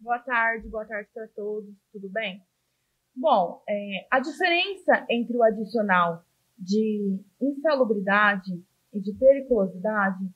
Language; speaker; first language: Portuguese; native; Portuguese